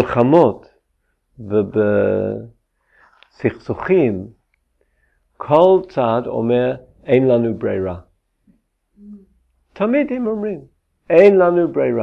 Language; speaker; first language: Hebrew; non-native, fluent; English